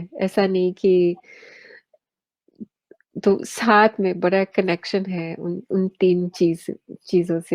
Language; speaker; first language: Hindi; early bilingual, heritage; Hindi